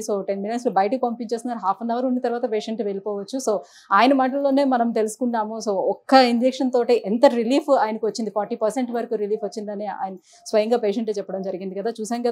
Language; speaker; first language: Telugu; native; Telugu